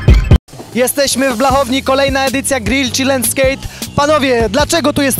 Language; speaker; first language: Polish; native; Polish